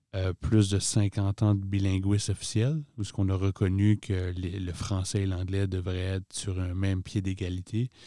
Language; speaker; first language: French; native; French